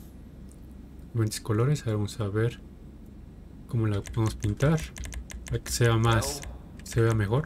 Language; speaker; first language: Spanish; native; Spanish